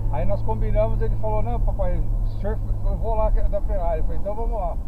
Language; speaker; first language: Portuguese; native; Portuguese